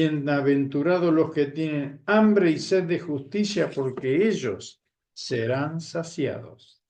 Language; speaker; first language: Spanish; native; Spanish